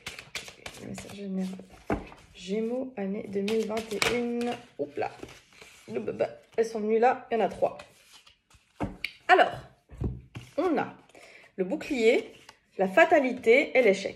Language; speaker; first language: French; native; French